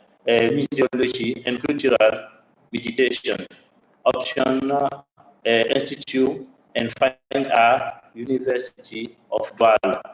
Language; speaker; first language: English; non-native, learner; French